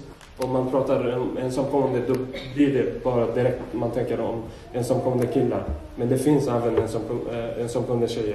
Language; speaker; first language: Swedish; non-native, fluent; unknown